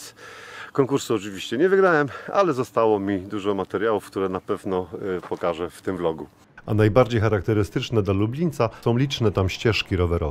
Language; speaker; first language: Polish; native; Polish